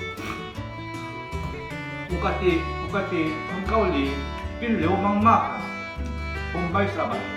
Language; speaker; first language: Thai; non-native, learner; Korean